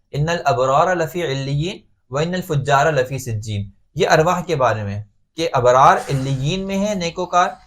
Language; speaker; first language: Urdu; native; Urdu